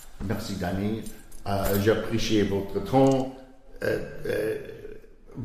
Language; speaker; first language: French; non-native, learner; English